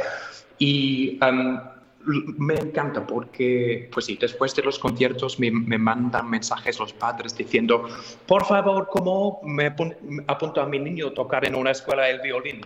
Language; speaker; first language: Spanish; non-native, fluent; English